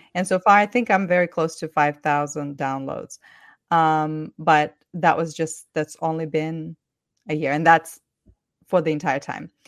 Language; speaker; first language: English; non-native, fluent; Ukrainian